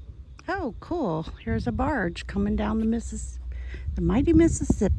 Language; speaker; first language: English; native; English